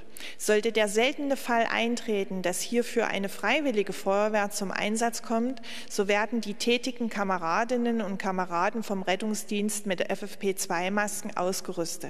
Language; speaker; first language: German; native; German